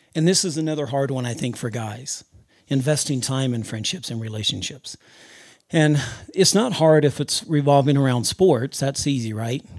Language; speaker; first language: English; native; English